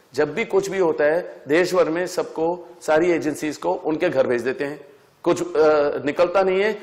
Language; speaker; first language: Hindi; native; Hindi